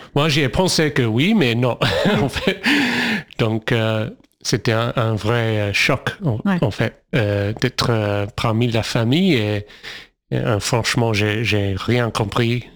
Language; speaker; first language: French; non-native, fluent; English